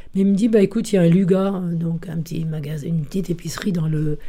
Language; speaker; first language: French; early bilingual, other home language; Italian